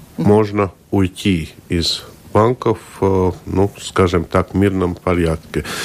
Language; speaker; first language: Russian; non-native, local second language; Latvian